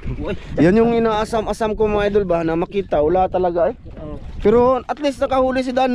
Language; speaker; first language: Filipino; non-native, local second language; Cebuano